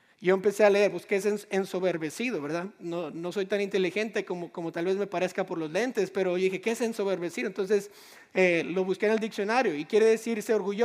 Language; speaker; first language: Spanish; native; Spanish